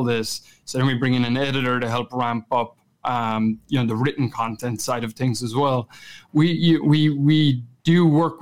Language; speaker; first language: English; native; English